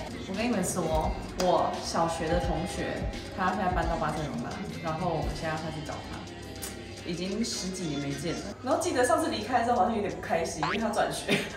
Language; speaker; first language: Chinese; early bilingual, heritage; Chinese